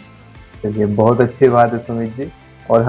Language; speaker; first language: Hindi; native; Hindi